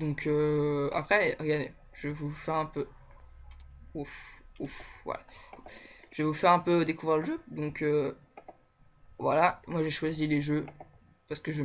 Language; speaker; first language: French; native; French